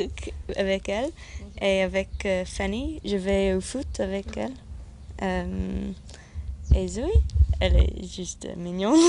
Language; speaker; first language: French; non-native, learner; English